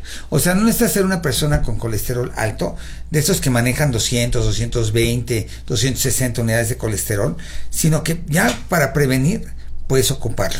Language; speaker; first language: Spanish; native; Spanish